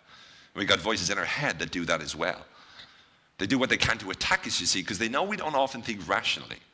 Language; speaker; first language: English; native; English